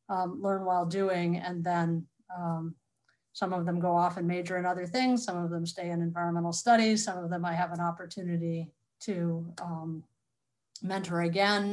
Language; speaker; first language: English; native; English